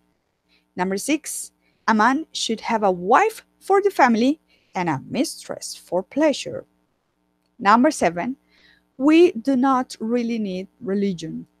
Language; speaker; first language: English; non-native, fluent; Spanish